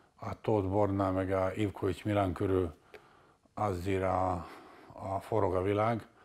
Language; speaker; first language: Hungarian; non-native, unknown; Serbian